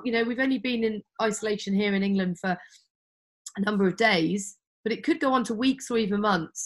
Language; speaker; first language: English; native; English